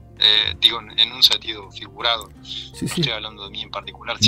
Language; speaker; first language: Spanish; native; Spanish